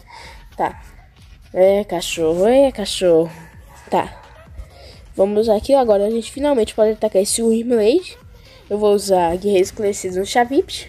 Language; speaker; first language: Portuguese; native; Portuguese